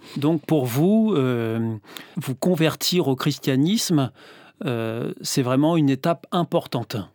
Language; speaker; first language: French; native; French